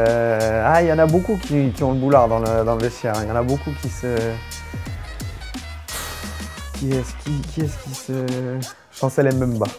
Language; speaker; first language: French; native; French